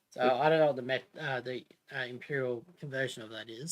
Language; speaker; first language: English; native; English